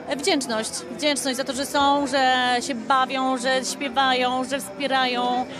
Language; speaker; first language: Polish; native; Polish